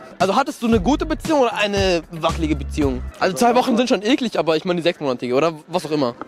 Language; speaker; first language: German; early bilingual, other home language; Turkish